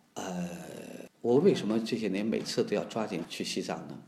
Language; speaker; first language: Chinese; native; Chinese